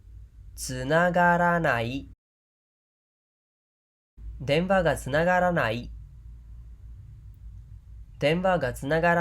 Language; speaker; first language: Japanese; non-native, fluent; Khmer